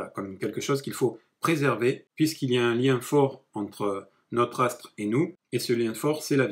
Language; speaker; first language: French; native; French